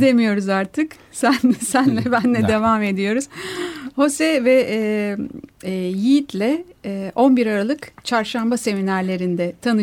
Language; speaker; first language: Turkish; native; Turkish